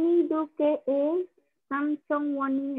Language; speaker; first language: Korean; non-native, learner; Spanish